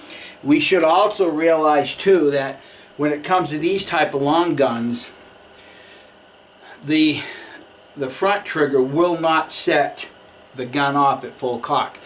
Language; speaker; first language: English; native; English